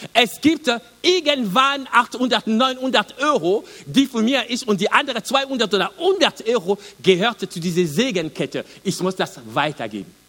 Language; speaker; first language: German; non-native, learner; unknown